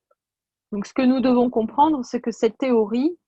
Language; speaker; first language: French; native; French